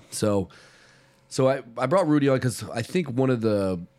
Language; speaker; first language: English; native; English